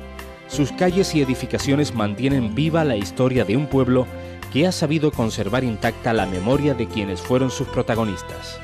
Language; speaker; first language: Spanish; native; Spanish